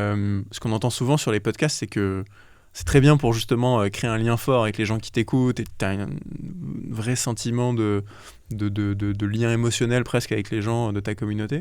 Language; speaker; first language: French; native; French